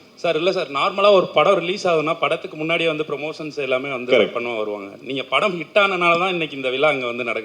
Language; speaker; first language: Tamil; native; Tamil